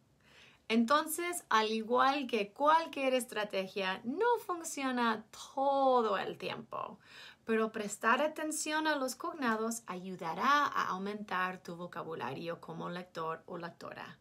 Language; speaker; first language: Spanish; non-native, fluent; English